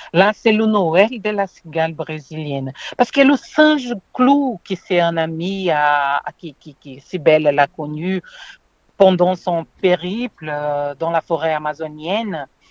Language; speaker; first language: French; non-native, fluent; Portuguese